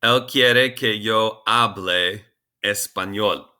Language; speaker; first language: Spanish; non-native, fluent; English